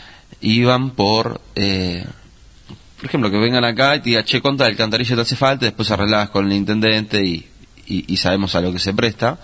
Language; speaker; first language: Spanish; native; Spanish